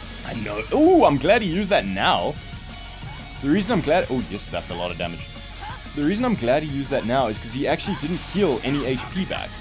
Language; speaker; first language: English; native; English